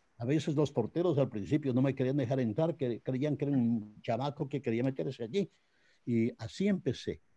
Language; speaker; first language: Spanish; native; Spanish